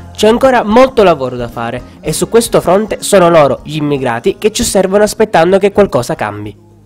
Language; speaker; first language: Italian; native; Italian